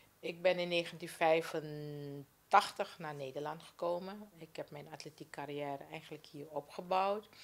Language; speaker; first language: Dutch; native; Dutch